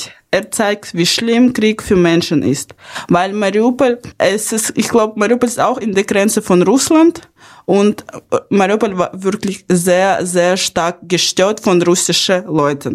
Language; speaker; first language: German; non-native, fluent; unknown